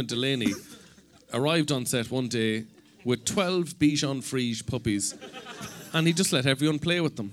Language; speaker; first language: English; native; English